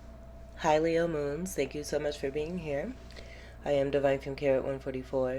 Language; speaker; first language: English; native; English